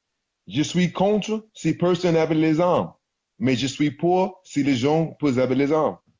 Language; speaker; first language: French; non-native, learner; English